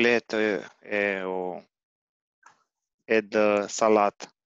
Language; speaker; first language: French; non-native, learner; Albanian